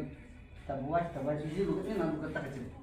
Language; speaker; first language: Russian; non-native, learner; Chinese